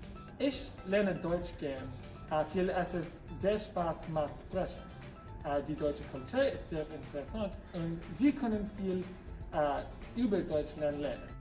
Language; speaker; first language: German; non-native, learner; English